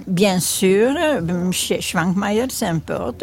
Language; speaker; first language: French; non-native, fluent; Czech